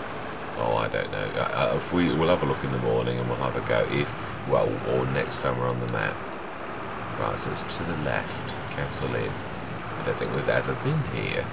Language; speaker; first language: English; native; English